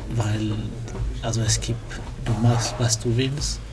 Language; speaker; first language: German; early bilingual, other home language; French